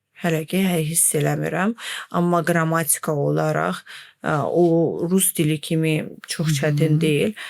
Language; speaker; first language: Azerbaijani; non-native, fluent; Russian